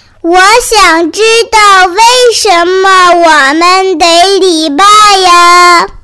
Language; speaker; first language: Chinese; early bilingual, heritage; Chinese